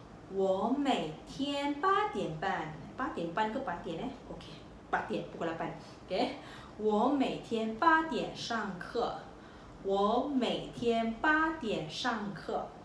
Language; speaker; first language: Chinese; non-native, local second language; Malay